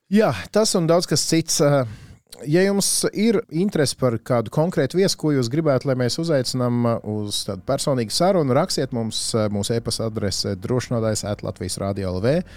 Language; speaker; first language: Latvian; native; Latvian